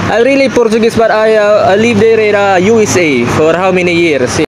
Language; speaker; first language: English; non-native, local second language; Cebuano